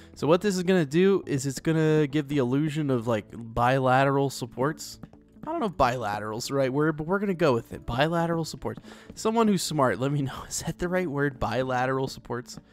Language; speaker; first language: English; native; English